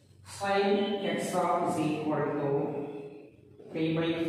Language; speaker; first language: English; non-native, local second language; Malayalam